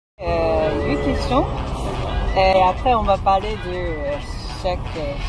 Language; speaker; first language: French; non-native, fluent; Japanese